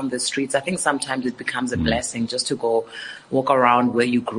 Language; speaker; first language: English; non-native, local second language; Northern Sotho